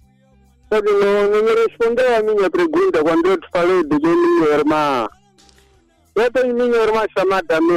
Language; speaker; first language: Portuguese; non-native, local second language; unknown